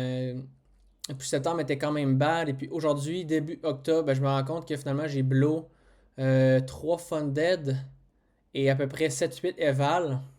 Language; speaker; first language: French; native; French